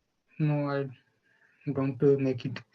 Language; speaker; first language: English; non-native, learner; Hindi